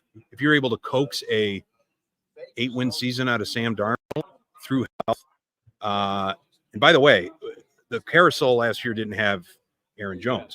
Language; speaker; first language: English; native; English